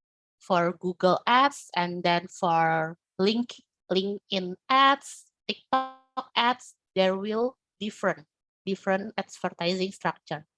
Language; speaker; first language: English; non-native, learner; Indonesian